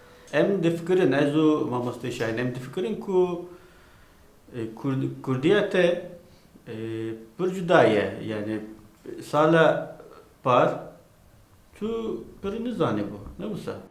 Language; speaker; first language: Kurdish; non-native, learner; Turkish